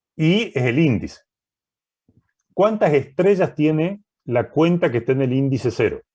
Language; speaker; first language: Spanish; native; Spanish